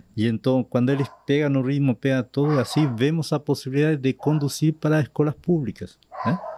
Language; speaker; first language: Portuguese; non-native, fluent; Spanish